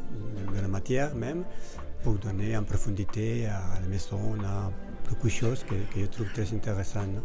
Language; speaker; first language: French; non-native, fluent; Spanish